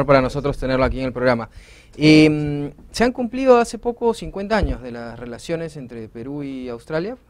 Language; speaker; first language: Spanish; native; Spanish